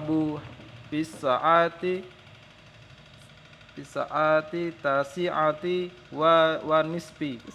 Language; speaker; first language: Arabic; non-native, learner; Indonesian